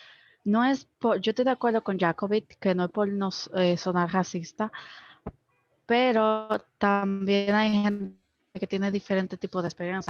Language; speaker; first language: Spanish; early bilingual, heritage; Spanish